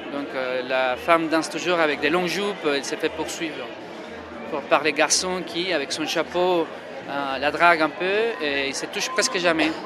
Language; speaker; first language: French; non-native, fluent; Spanish